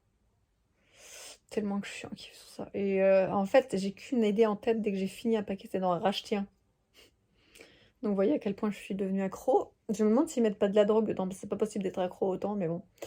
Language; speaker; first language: French; native; French